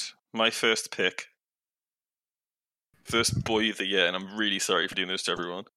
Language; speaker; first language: English; native; English